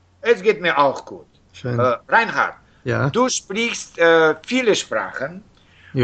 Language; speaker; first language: German; non-native, learner; Russian